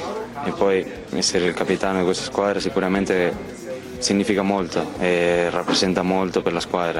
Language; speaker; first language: Italian; non-native, fluent; Spanish